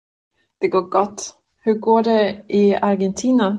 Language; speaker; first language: Norwegian; non-native, learner; Swedish